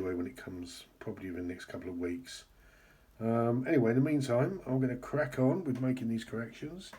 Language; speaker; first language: English; native; English